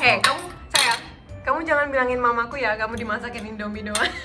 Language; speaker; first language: Indonesian; native; Indonesian